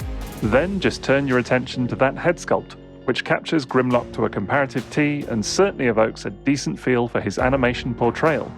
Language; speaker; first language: English; native; English